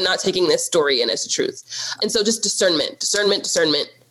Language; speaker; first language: English; native; English